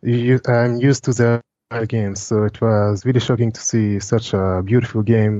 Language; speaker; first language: English; non-native, fluent; French